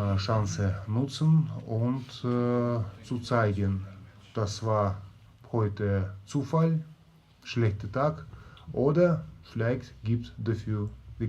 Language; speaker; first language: German; non-native, learner; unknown